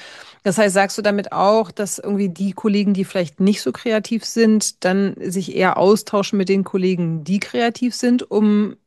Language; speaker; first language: German; native; German